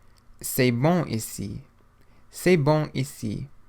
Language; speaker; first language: French; non-native, fluent; English